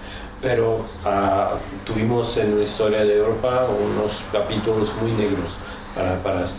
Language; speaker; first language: Spanish; non-native, fluent; Czech